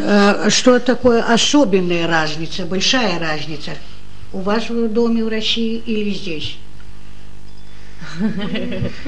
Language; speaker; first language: Russian; non-native, learner; Dutch